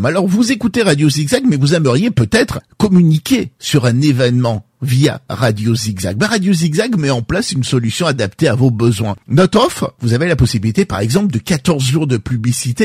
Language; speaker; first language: French; native; French